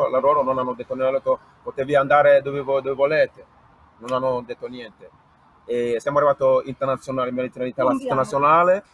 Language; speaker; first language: Italian; non-native, learner; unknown